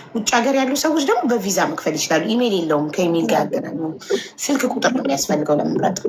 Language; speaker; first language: Amharic; native; Amharic